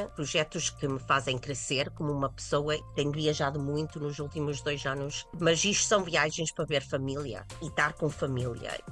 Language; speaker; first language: Portuguese; early bilingual, heritage; English